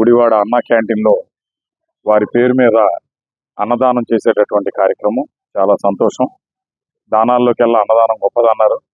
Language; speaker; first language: Telugu; native; Telugu